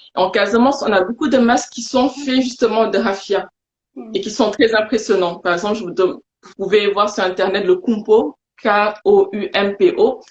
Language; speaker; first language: French; non-native, local second language; Wolof